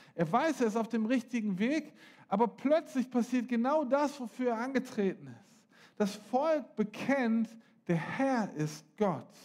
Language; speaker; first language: German; native; German